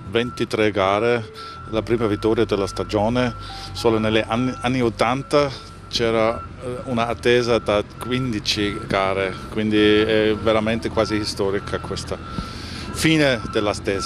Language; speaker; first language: Italian; non-native, fluent; German